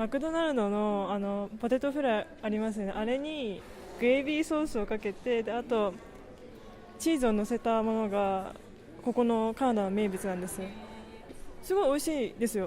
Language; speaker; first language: Japanese; native; Japanese